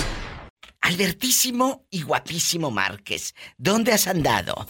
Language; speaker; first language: Spanish; native; Spanish